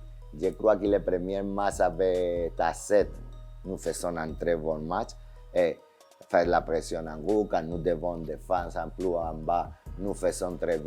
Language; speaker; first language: French; non-native, fluent; Spanish